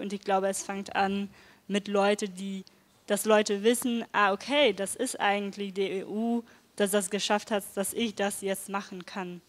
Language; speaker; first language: German; non-native, fluent; Dutch